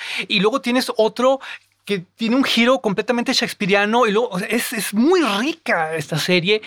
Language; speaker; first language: Spanish; native; Spanish